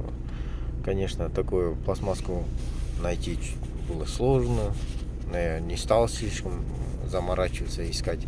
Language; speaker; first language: Russian; non-native, local second language; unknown